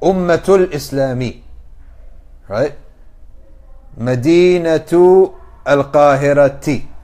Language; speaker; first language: Arabic; early bilingual, heritage; English